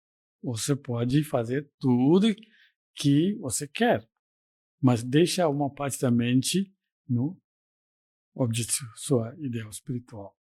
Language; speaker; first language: Portuguese; non-native, fluent; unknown